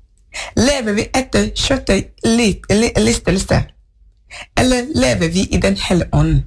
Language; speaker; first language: Norwegian; non-native, learner; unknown